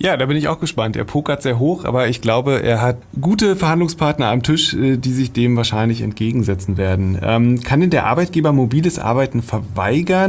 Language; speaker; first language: German; native; German